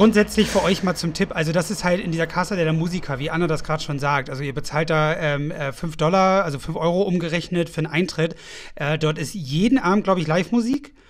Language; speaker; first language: German; native; German